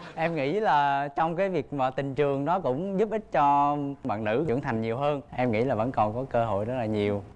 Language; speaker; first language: Vietnamese; native; Vietnamese